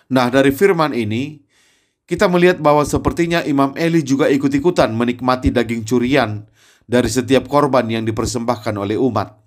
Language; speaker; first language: Indonesian; native; Indonesian